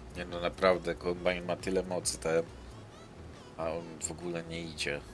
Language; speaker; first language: Polish; native; Polish